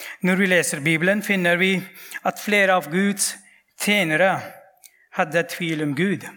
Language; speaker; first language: Norwegian; non-native, fluent; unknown